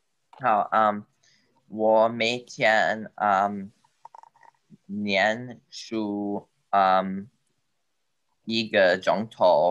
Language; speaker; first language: Chinese; non-native, learner; English